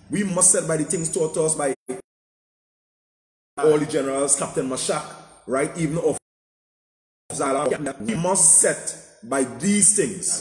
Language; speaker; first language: English; native; English